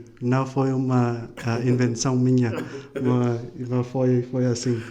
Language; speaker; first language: Portuguese; non-native, fluent; Vietnamese